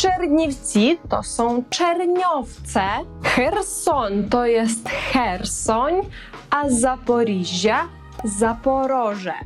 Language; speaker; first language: Polish; non-native, fluent; Ukrainian